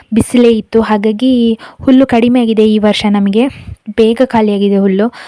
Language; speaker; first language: Kannada; native; Kannada